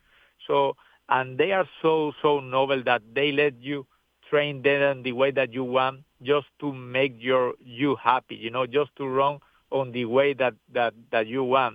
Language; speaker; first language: English; non-native, learner; Spanish